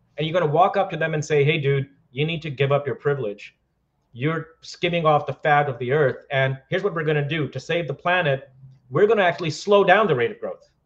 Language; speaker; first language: English; non-native, local second language; Hindi